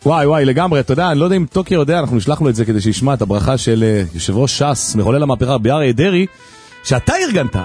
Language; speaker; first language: Hebrew; native; Hebrew